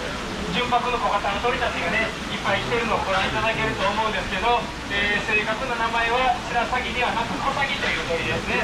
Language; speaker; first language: Japanese; native; Japanese